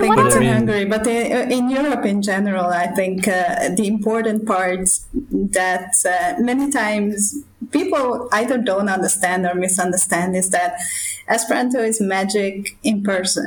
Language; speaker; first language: English; non-native, fluent; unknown